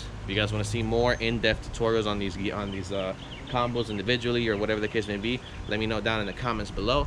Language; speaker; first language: English; native; English